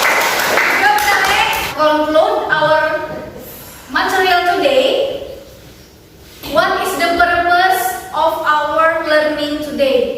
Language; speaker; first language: English; non-native, fluent; Indonesian